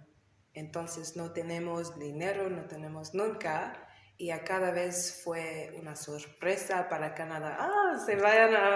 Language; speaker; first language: Spanish; non-native, learner; English